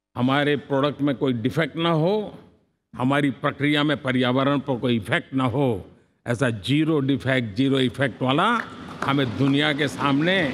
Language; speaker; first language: Hindi; non-native, local second language; Gujarati